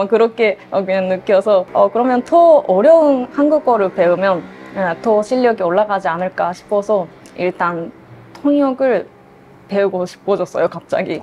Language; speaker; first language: Korean; non-native, fluent; Japanese